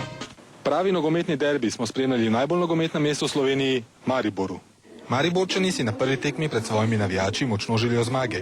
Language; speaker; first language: Slovenian; native; Slovenian